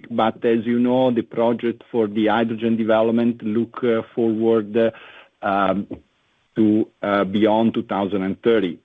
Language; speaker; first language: English; non-native, fluent; Italian